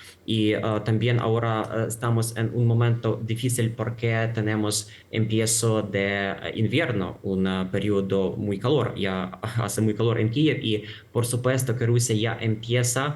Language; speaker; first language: Spanish; non-native, fluent; Ukrainian